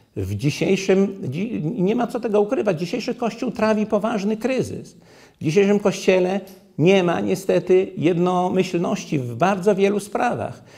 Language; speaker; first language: Polish; native; Polish